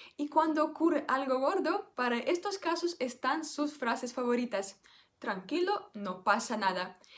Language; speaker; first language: Spanish; non-native, fluent; Russian